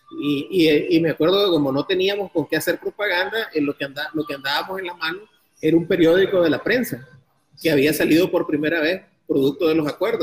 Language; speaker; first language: Spanish; native; Spanish